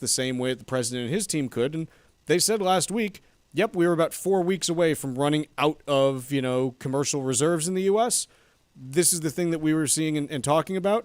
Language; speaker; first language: English; native; English